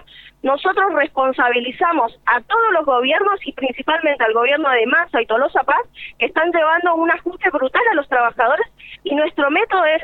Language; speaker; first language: Spanish; native; Spanish